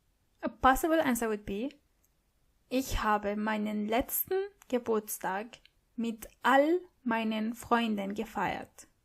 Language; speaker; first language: German; non-native, fluent; English